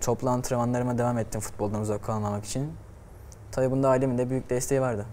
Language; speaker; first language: Turkish; native; Turkish